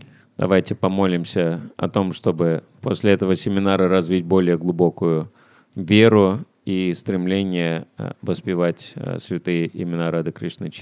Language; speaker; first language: Russian; native; Russian